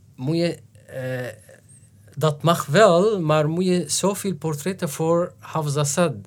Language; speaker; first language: Dutch; non-native, fluent; Arabic